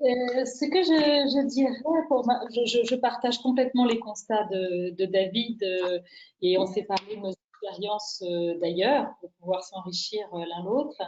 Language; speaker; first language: French; native; French